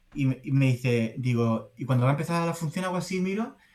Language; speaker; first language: Spanish; native; Spanish